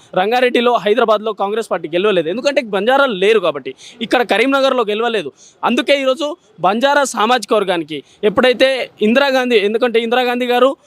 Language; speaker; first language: Telugu; non-native, local second language; Lambadi